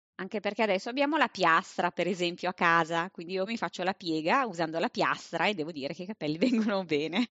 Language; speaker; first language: Italian; native; Italian